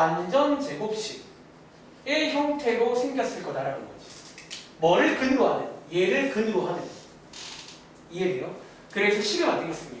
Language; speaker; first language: Korean; native; Korean